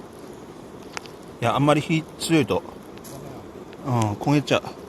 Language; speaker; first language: Japanese; native; Japanese